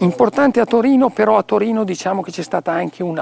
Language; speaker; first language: Italian; native; Italian